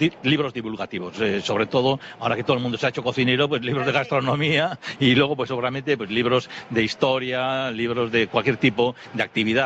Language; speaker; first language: Spanish; native; Spanish